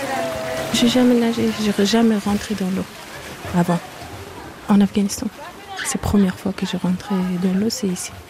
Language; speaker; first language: French; non-native, learner; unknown